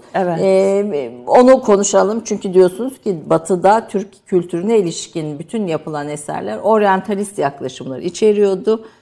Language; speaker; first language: Turkish; native; Turkish